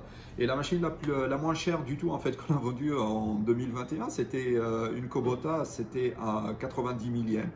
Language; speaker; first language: French; non-native, local second language; Arabic